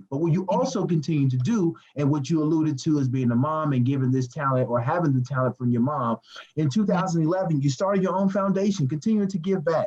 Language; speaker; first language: English; native; English